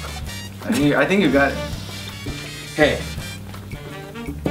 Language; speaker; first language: English; native; English